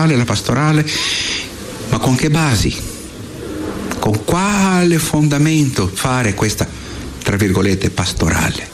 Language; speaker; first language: Italian; non-native, fluent; Portuguese